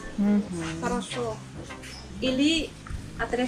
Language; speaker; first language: Russian; non-native, learner; Vietnamese